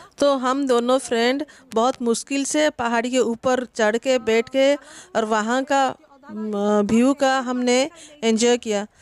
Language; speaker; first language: Hindi; non-native, local second language; Odia